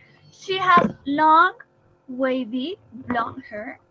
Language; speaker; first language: English; non-native, fluent; Spanish